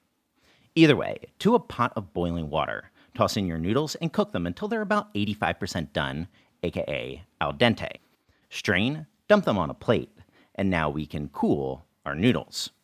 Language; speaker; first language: English; native; English